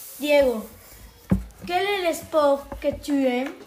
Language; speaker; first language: French; non-native, learner; Spanish